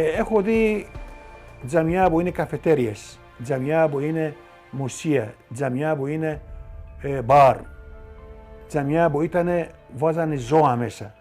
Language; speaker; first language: Greek; non-native, local second language; Turkish